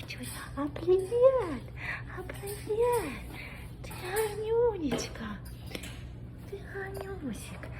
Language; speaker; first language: Ukrainian; native; Ukrainian